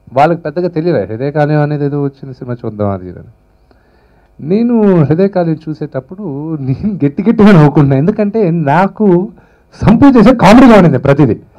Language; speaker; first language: Telugu; native; Telugu